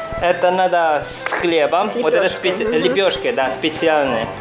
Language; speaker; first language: Russian; non-native, fluent; Chinese